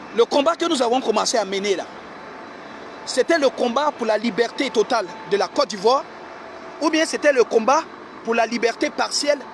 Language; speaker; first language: French; native; French